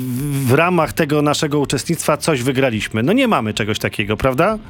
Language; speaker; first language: Polish; native; Polish